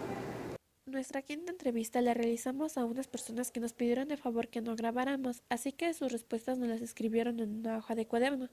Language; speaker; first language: Spanish; native; Spanish